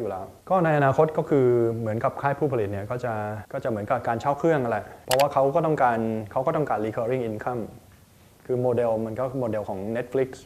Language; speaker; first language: Thai; native; Thai